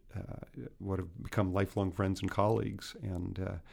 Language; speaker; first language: English; native; English